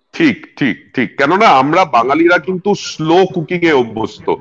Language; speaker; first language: Bangla; native; Bangla